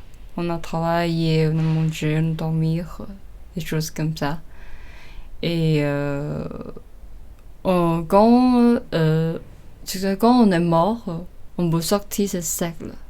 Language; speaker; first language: French; non-native, learner; Chinese